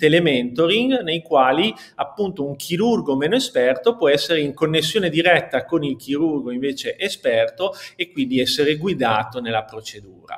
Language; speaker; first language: Italian; native; Italian